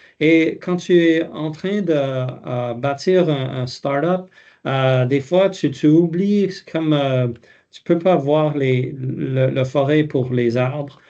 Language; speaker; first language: French; non-native, local second language; English